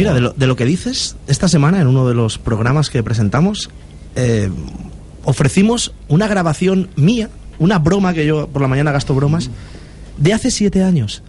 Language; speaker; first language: Spanish; native; Spanish